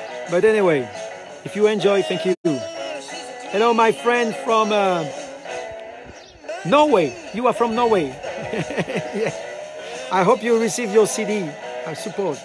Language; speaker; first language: English; non-native, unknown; French